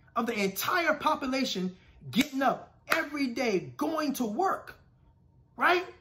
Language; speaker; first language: English; native; English